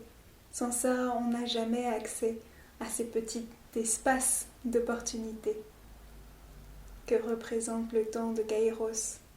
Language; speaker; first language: French; native; French